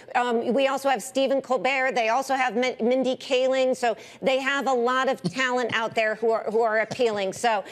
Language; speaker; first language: English; native; English